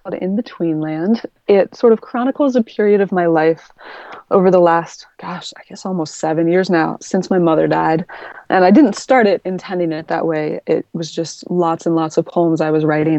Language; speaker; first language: English; native; English